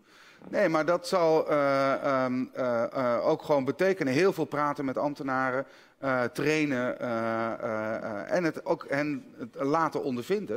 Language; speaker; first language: Dutch; native; Dutch